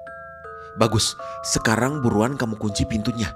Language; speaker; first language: Indonesian; native; Indonesian